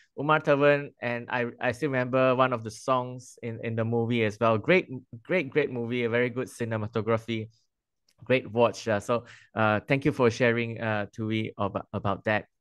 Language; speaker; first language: English; non-native, local second language; Chinese